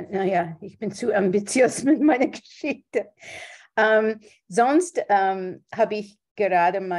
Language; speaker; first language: German; non-native, fluent; English